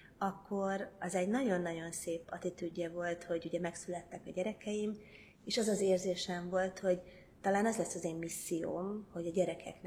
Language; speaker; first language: Hungarian; native; Hungarian